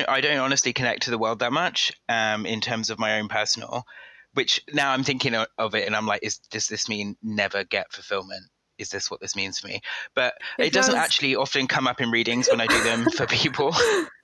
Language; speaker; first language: English; native; English